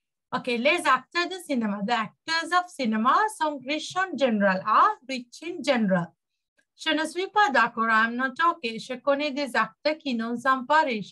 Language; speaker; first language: French; non-native, fluent; Sinhala